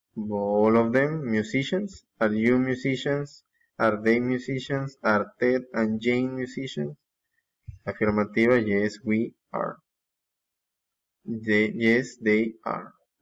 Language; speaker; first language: English; non-native, fluent; Spanish